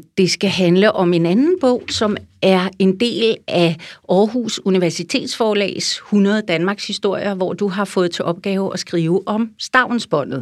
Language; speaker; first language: Danish; native; Danish